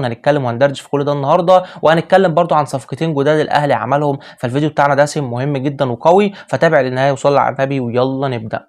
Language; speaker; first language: Arabic; native; Arabic